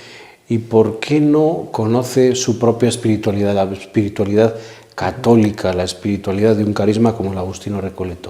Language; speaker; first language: Spanish; native; Spanish